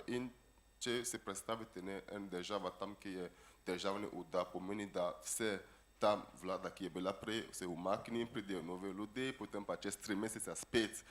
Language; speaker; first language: Slovenian; non-native, fluent; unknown